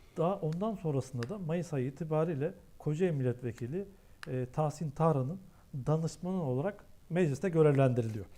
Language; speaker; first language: Turkish; native; Turkish